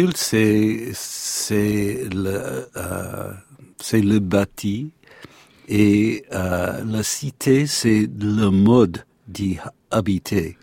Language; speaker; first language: French; non-native, learner; English